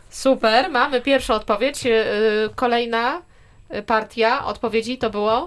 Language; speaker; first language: Polish; native; Polish